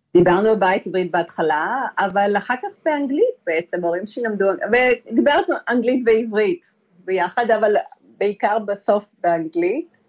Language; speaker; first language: Hebrew; early bilingual, other home language; Polish